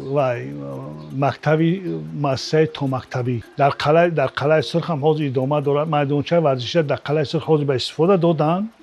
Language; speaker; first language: Tajik; native; Tajik